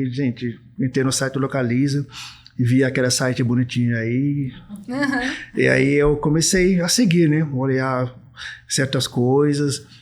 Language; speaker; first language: Portuguese; non-native, fluent; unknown